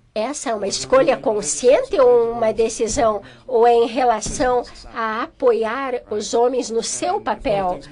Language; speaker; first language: Portuguese; non-native, fluent; English